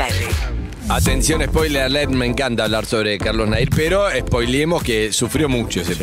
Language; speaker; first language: Spanish; native; Spanish